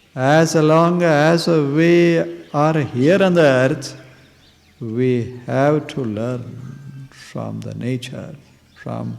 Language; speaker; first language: English; non-native, local second language; Kannada